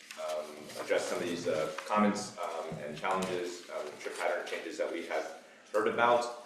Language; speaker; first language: English; native; English